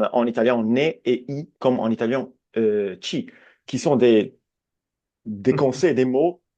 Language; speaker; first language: French; non-native, fluent; Italian